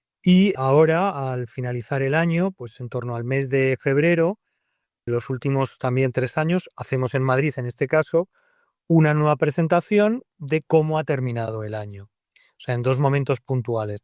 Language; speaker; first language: Spanish; native; Spanish